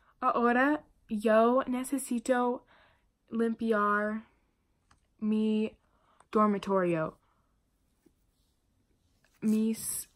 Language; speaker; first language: Spanish; non-native, learner; English